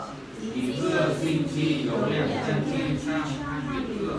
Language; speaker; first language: Chinese; non-native, learner; Vietnamese